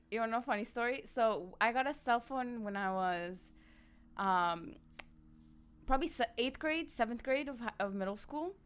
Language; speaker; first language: English; early bilingual, other home language; Arabic